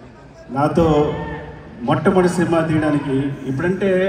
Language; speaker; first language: Telugu; native; Telugu